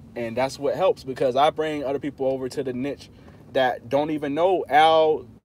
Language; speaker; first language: English; native; English